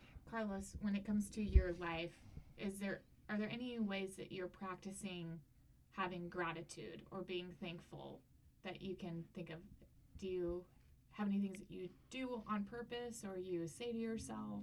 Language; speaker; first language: English; native; English